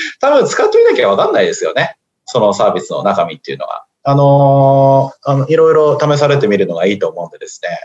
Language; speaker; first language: Japanese; native; Japanese